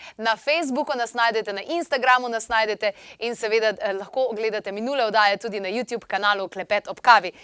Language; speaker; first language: Slovenian; native; Slovenian